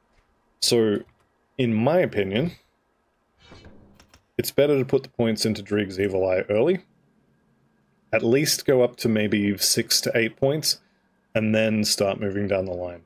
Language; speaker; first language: English; native; English